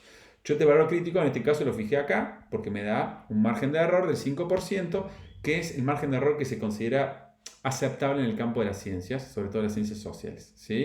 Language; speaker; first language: Spanish; native; Spanish